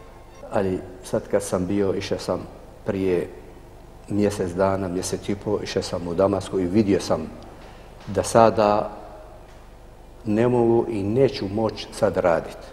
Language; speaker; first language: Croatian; non-native, fluent; Arabic